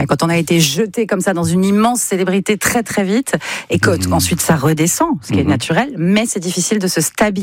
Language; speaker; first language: French; native; French